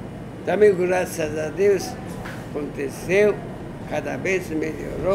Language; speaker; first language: Portuguese; non-native, learner; Japanese